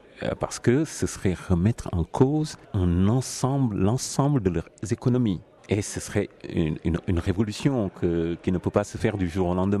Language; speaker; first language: French; non-native, local second language; Wolof